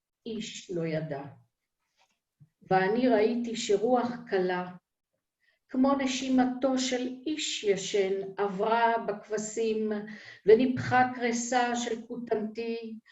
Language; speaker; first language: Hebrew; native; Hebrew